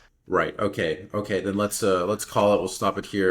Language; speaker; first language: English; native; English